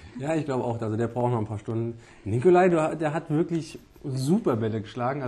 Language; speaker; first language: German; native; German